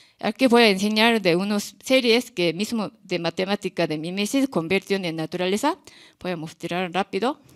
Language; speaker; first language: Spanish; non-native, learner; Korean